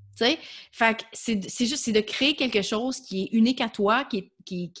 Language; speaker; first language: French; native; French